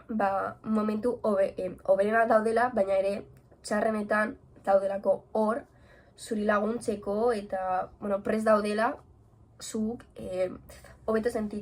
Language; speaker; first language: Basque; non-native, local second language; Spanish